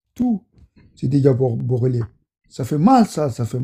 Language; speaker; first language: French; non-native, learner; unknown